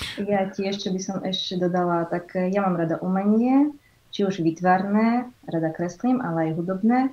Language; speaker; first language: Slovak; early bilingual, other home language; Ukrainian